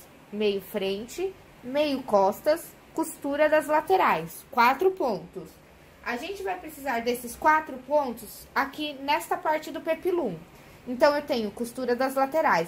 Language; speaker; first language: Portuguese; native; Portuguese